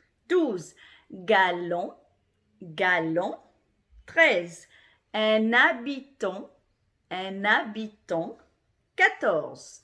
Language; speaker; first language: French; native; French